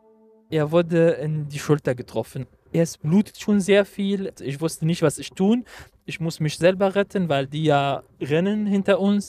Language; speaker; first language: German; non-native, learner; Arabic